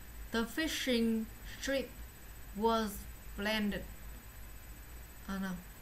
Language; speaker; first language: English; non-native, learner; Vietnamese